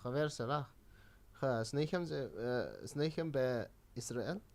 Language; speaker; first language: Hebrew; non-native, learner; Arabic